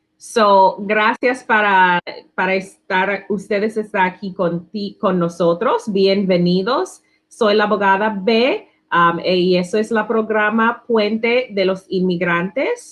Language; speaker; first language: Spanish; non-native, learner; English